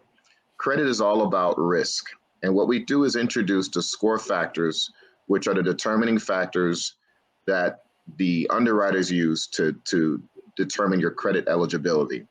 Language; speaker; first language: English; native; English